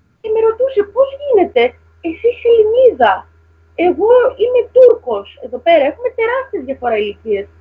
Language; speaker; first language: Greek; native; Greek